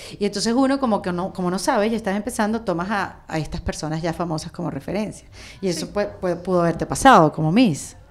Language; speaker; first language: Spanish; native; Spanish